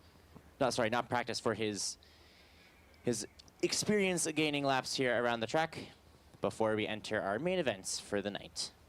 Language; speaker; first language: English; native; English